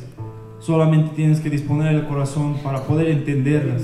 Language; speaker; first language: Spanish; native; Spanish